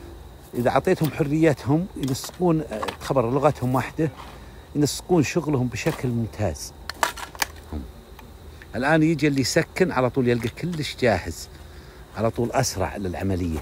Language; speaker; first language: Arabic; native; Arabic